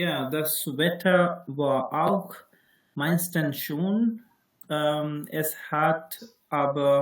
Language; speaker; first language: German; non-native, learner; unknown